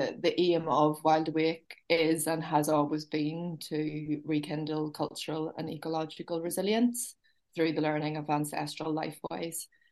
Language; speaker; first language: English; native; English